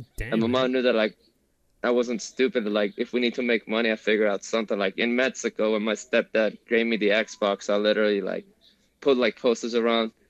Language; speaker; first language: English; early bilingual, other home language; Spanish